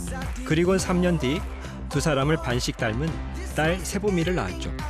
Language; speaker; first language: Korean; native; Korean